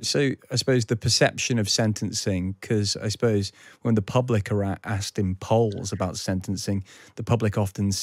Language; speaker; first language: English; native; English